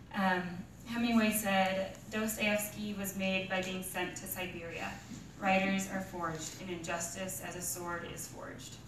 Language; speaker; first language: English; native; English